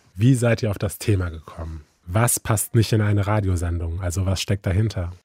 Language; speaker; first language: German; native; German